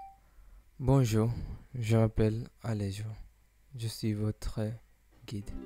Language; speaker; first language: French; non-native, learner; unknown